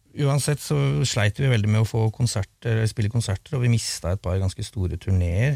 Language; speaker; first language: Norwegian; native; Norwegian